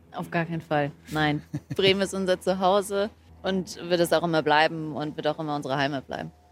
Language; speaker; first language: German; early bilingual, other home language; Portuguese